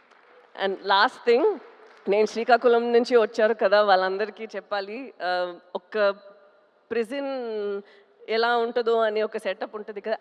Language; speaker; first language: Telugu; non-native, local second language; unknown